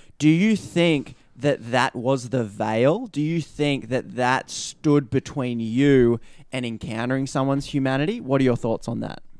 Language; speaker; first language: English; native; English